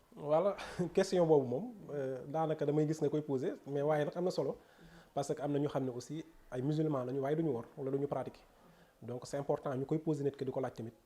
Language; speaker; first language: Wolof; non-native, local second language; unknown